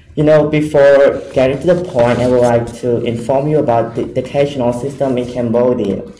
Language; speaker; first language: English; non-native, fluent; Khmer